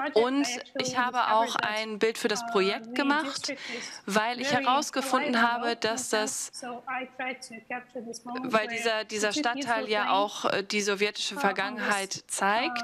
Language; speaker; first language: German; non-native, fluent; Russian